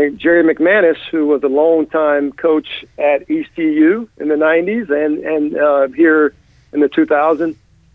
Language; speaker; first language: English; native; English